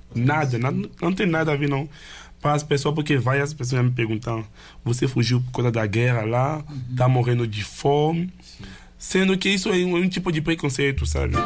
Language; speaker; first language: Portuguese; non-native, fluent; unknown